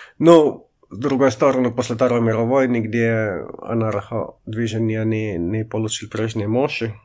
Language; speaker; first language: Russian; non-native, fluent; Finnish